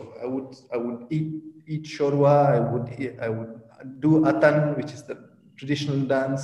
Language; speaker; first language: English; non-native, local second language; Pashto